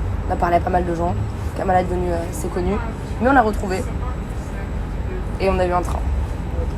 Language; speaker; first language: French; native; French